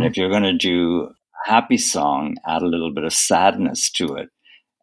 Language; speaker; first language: English; native; English